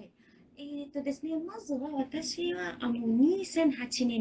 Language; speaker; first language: Japanese; non-native, learner; Arabic